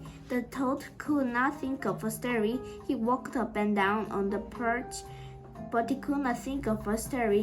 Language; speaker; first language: English; non-native, learner; Korean